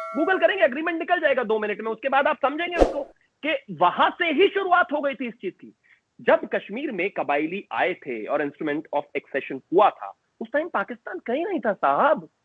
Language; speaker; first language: Hindi; native; Hindi